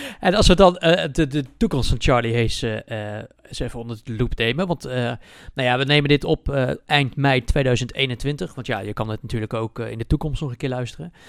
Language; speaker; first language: Dutch; native; Dutch